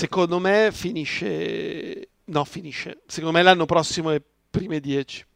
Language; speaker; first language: Italian; native; Italian